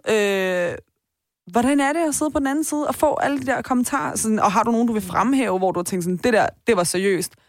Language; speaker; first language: Danish; early bilingual, other home language; Persian